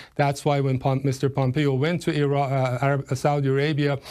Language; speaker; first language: English; non-native, fluent; Persian